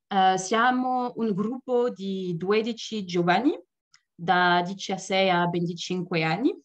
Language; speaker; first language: Italian; non-native, learner; French